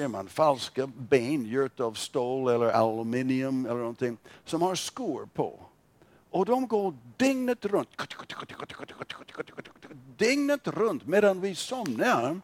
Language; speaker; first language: Swedish; non-native, fluent; English